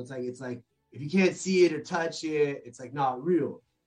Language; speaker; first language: English; native; English